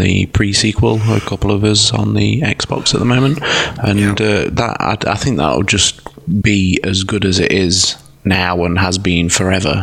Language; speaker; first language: English; native; English